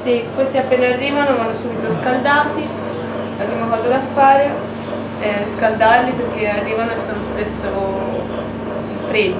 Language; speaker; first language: Italian; native; Italian